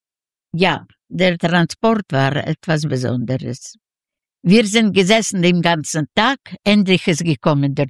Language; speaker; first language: German; non-native, learner; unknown